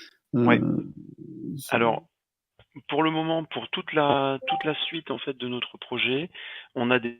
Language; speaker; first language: French; native; French